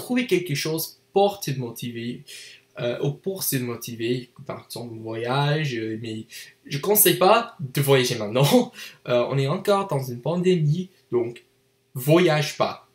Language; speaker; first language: French; non-native, learner; English